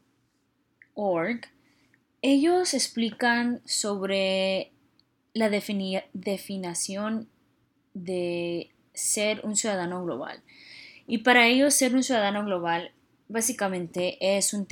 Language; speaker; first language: Spanish; early bilingual, heritage; Spanish